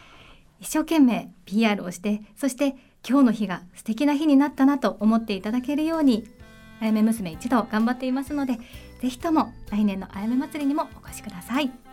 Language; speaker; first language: Japanese; native; Japanese